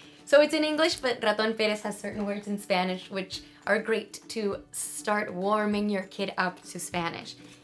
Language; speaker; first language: English; early bilingual, other home language; Spanish